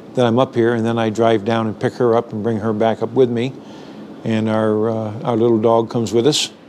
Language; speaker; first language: English; native; English